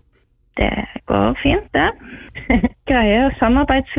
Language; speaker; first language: Norwegian; native; Norwegian